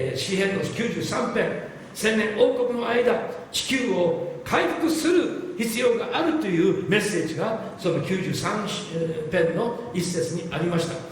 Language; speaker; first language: Japanese; non-native, fluent; English